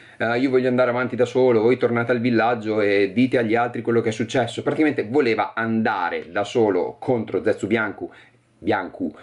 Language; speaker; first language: Italian; native; Italian